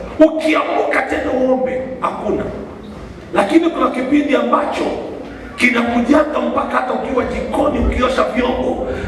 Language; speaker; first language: Swahili; non-native, local second language; Kamba